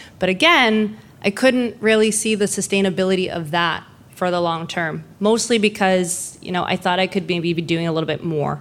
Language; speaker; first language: English; native; English